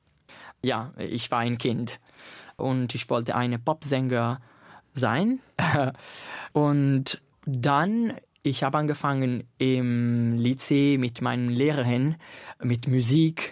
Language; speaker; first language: German; non-native, fluent; Italian